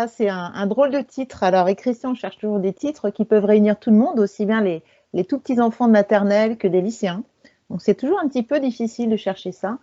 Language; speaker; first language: French; native; French